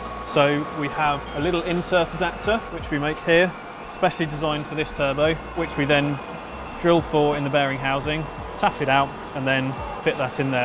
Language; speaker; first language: English; native; English